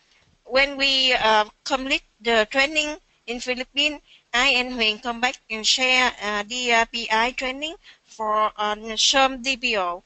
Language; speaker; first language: English; non-native, learner; Vietnamese